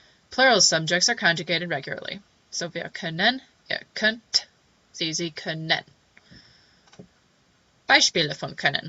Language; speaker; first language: German; non-native, fluent; English